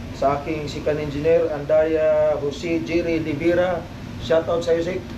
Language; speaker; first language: Filipino; non-native, local second language; Cebuano